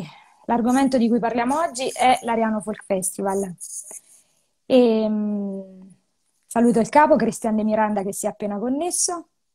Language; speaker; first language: Italian; native; Italian